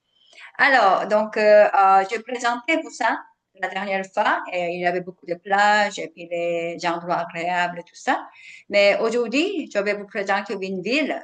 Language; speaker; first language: French; non-native, fluent; Korean